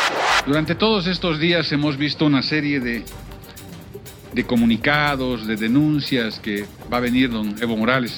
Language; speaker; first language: Spanish; native; Spanish